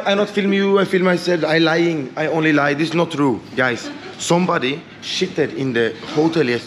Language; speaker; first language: English; non-native, fluent; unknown